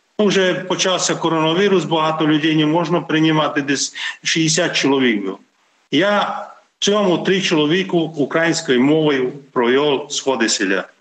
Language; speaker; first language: Ukrainian; non-native, local second language; Hungarian